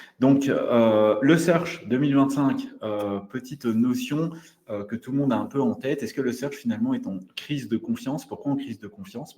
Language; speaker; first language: French; native; French